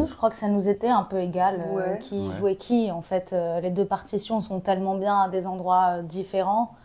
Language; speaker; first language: French; native; French